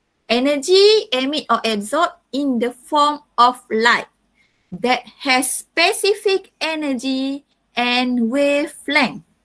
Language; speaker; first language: English; non-native, local second language; Malay